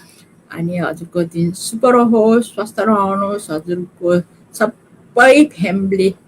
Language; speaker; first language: Nepali; native; Nepali